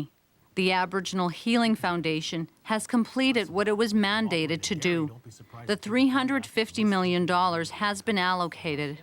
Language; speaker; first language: English; native; English